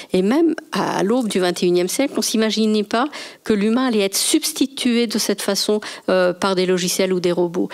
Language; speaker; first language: French; native; French